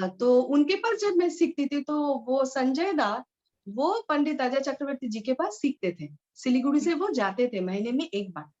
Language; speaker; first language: Hindi; non-native, local second language; Bangla